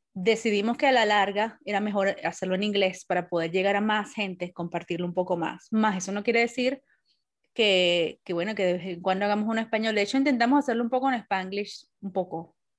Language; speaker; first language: Spanish; native; Spanish